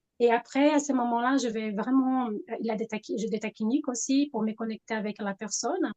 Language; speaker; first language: French; non-native, fluent; Portuguese